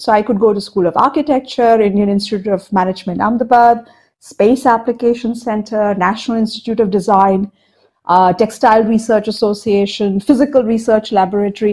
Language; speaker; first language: English; non-native, local second language; Odia